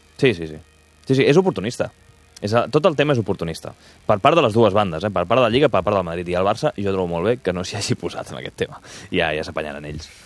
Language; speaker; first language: Catalan; native; Catalan